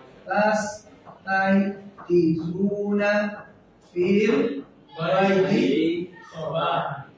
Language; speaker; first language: Arabic; non-native, learner; Indonesian